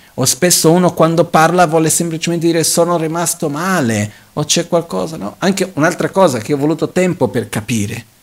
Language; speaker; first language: Italian; non-native, fluent; Portuguese